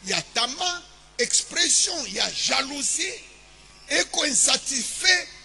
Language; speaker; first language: French; non-native, local second language; Swahili